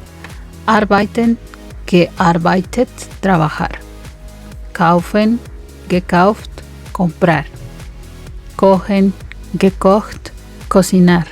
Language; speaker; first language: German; non-native, fluent; Spanish